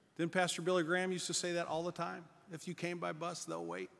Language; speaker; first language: English; native; English